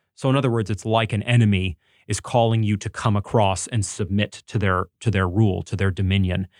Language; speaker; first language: English; native; English